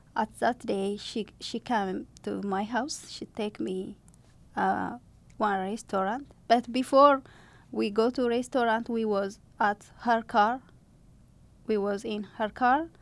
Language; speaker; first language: English; non-native, learner; Amharic